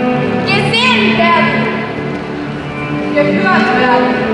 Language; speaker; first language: German; non-native, learner; Croatian